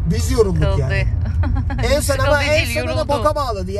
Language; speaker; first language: Turkish; native; Turkish